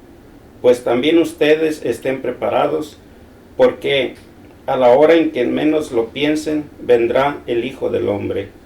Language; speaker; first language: Spanish; native; Spanish